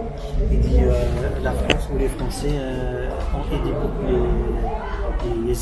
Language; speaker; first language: French; non-native, fluent; Central Kurdish